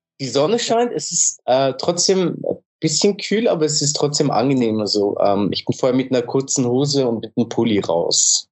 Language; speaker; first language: German; early bilingual, other home language; Turkish